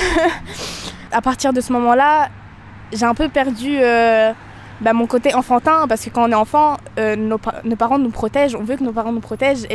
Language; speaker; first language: French; native; French